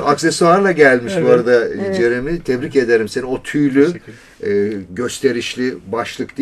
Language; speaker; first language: Turkish; native; Turkish